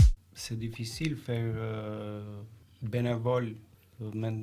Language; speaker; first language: French; non-native, learner; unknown